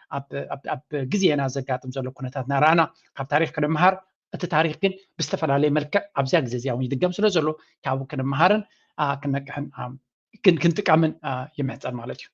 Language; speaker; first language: Tigrinya; native; Tigrinya